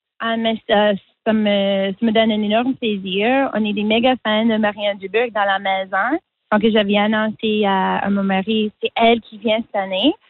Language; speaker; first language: French; non-native, local second language; English